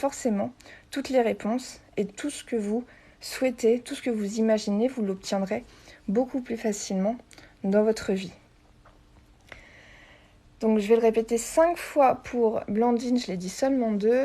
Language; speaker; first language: French; native; French